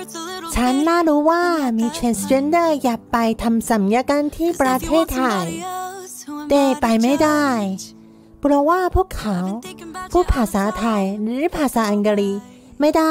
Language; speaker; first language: Thai; non-native, learner; Chinese